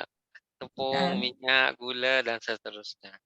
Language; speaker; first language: Malay; native; Malay